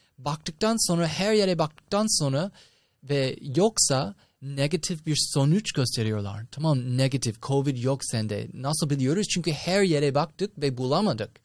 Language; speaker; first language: Turkish; non-native, fluent; English